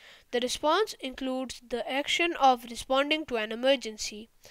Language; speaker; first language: English; non-native, local second language; Urdu